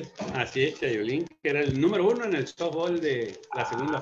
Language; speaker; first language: Spanish; native; Spanish